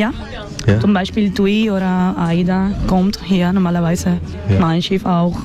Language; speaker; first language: German; non-native, fluent; Spanish